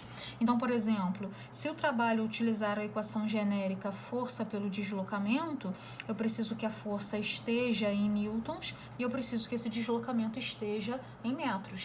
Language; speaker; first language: Portuguese; native; Portuguese